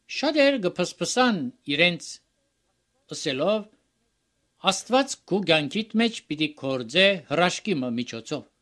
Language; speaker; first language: Armenian; native; Armenian